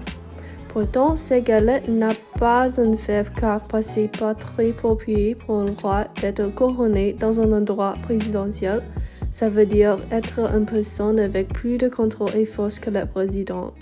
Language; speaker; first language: French; non-native, learner; English